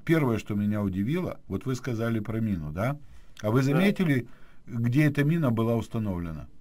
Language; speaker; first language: Russian; native; Russian